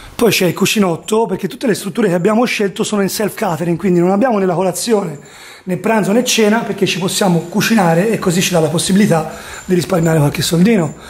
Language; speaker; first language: Italian; native; Italian